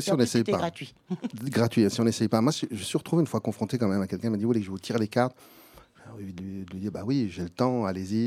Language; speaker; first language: French; native; French